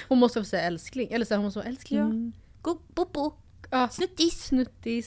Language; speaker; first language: Swedish; native; Swedish